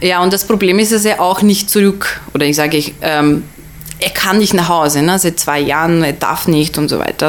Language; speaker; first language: German; non-native, fluent; Russian